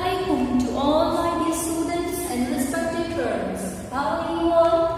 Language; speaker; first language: English; non-native, local second language; Hindi